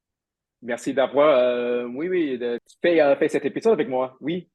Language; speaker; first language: French; non-native, fluent; English